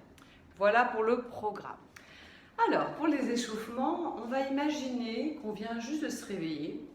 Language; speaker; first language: French; native; French